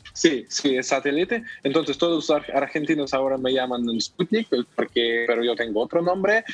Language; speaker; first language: Spanish; non-native, fluent; Russian